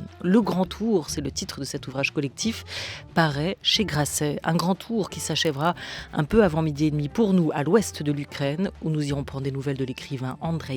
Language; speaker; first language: French; native; French